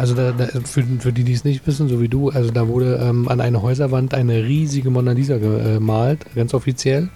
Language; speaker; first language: German; native; German